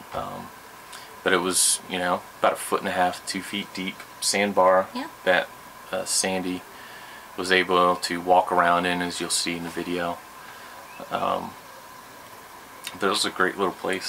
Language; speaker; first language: English; native; English